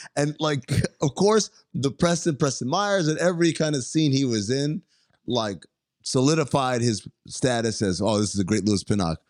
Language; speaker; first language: English; native; English